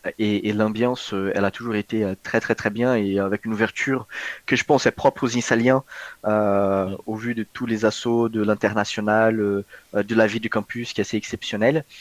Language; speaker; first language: French; non-native, fluent; Portuguese